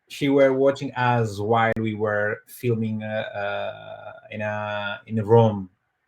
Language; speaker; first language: English; non-native, fluent; Portuguese